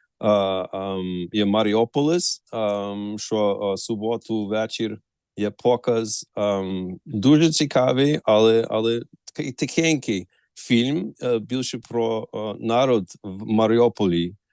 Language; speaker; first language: Ukrainian; early bilingual, heritage; Ukrainian